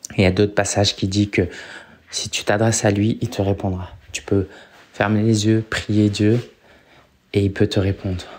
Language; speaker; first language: French; early bilingual, other home language; Chinese